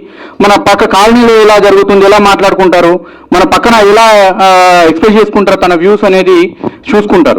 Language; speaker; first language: Telugu; native; Telugu